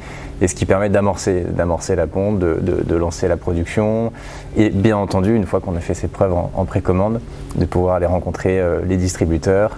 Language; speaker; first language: French; native; French